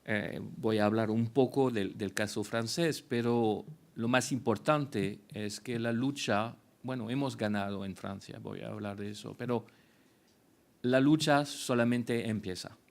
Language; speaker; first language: Spanish; non-native, fluent; French